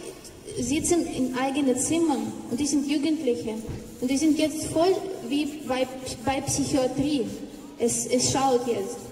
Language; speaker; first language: German; non-native, learner; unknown